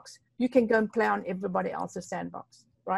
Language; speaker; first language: English; non-native, local second language; Afrikaans